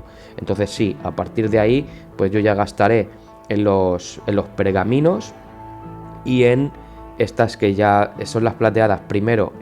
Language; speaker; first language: Spanish; native; Spanish